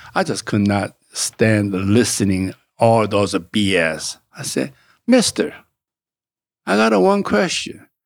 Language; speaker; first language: English; non-native, fluent; Korean